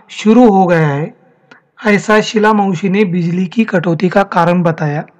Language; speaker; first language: Hindi; non-native, local second language; Marathi